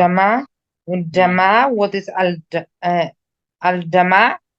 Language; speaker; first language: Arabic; non-native, learner; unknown